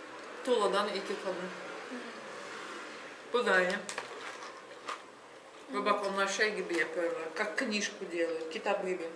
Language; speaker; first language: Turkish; non-native, fluent; Russian